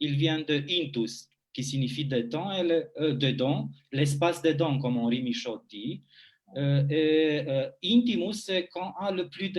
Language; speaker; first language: French; non-native, fluent; Romanian